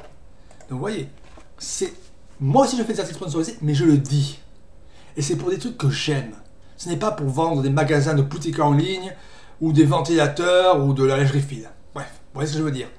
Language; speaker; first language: French; native; French